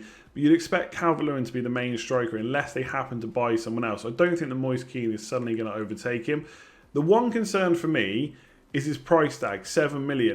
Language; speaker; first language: English; native; English